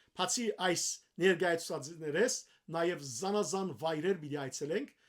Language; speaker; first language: Armenian; early bilingual, heritage; Armenian